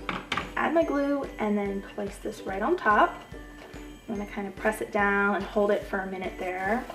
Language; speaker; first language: English; native; English